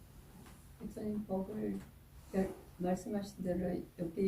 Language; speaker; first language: Korean; native; Korean